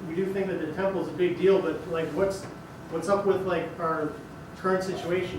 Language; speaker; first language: English; native; English